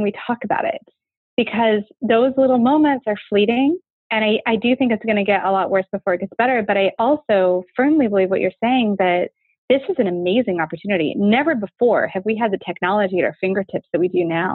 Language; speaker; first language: English; native; English